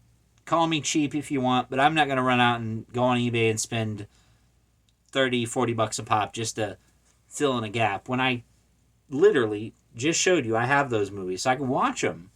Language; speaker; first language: English; native; English